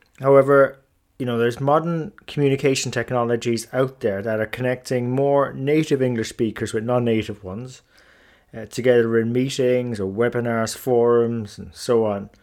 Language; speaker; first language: English; native; English